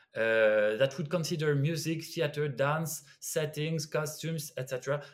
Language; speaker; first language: English; non-native, fluent; French